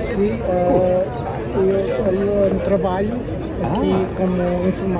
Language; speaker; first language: Italian; non-native, learner; Portuguese